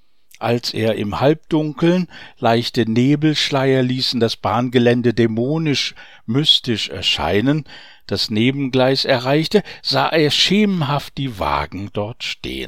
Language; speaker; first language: German; native; German